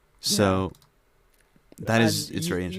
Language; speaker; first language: English; native; English